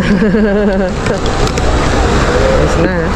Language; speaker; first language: Spanish; non-native, learner; Filipino